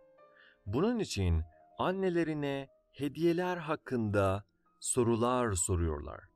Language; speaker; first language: Turkish; non-native, fluent; Persian